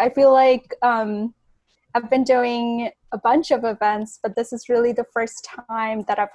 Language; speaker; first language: English; non-native, local second language; Bangla